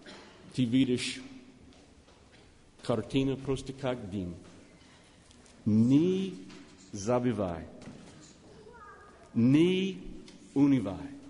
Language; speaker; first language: Russian; non-native, learner; English